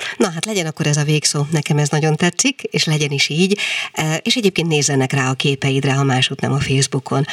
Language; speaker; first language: Hungarian; native; Hungarian